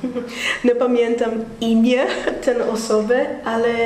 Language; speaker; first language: Polish; non-native, learner; Portuguese